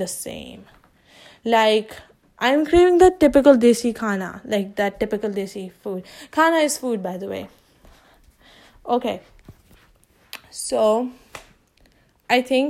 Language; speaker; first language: English; non-native, local second language; Urdu